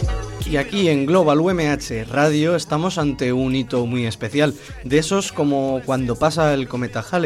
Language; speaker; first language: Spanish; native; Spanish